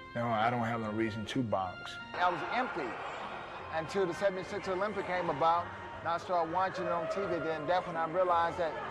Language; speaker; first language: English; native; English